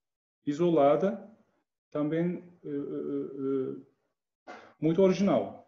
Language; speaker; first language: Portuguese; non-native, learner; Turkish